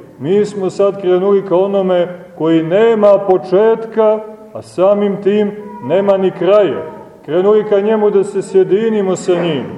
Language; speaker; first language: Serbian; native; Serbian